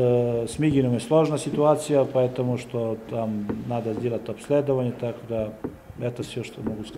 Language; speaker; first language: Russian; non-native, learner; Serbian